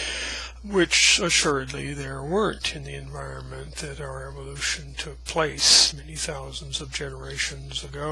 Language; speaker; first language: English; native; English